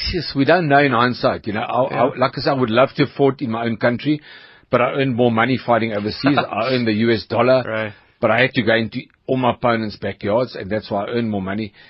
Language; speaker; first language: English; native; English